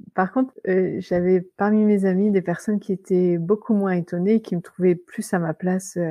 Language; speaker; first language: French; native; French